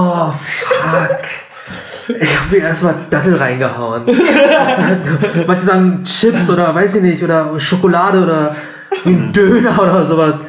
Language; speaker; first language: German; native; German